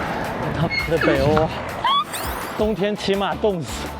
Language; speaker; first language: Chinese; native; Chinese